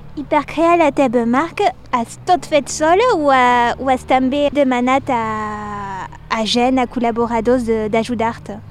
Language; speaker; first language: Catalan; non-native, local second language; French